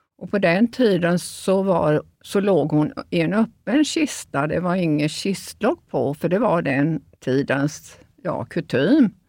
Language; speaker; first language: Swedish; early bilingual, other home language; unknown